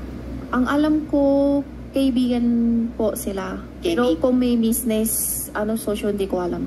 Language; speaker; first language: Filipino; non-native, learner; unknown